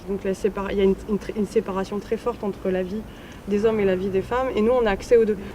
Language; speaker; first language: French; native; French